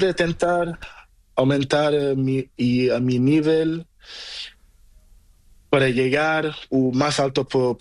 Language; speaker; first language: Spanish; non-native, learner; Portuguese